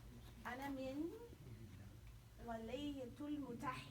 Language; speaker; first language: Arabic; non-native, learner; English